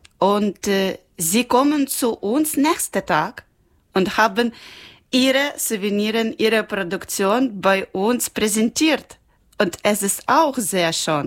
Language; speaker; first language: German; non-native, learner; Ukrainian